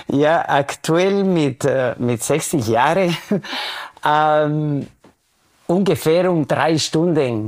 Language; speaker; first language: German; non-native, fluent; Spanish